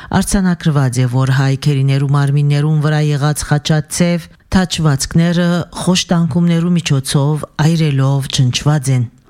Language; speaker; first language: Armenian; early bilingual, heritage; Armenian